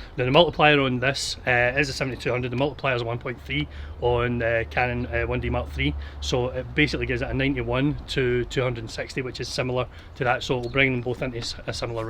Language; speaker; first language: English; native; English